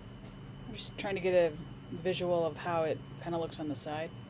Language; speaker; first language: English; native; English